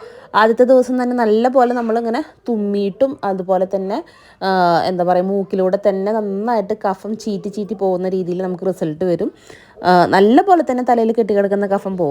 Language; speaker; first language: Malayalam; native; Malayalam